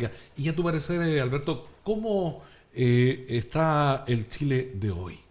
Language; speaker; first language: Spanish; native; Spanish